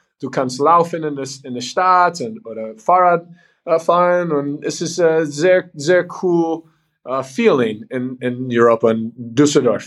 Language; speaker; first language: German; non-native, learner; English